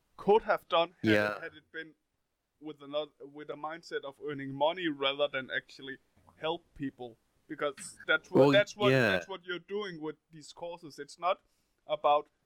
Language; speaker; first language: English; non-native, fluent; Danish